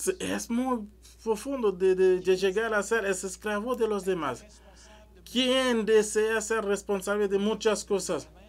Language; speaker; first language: Spanish; non-native, learner; French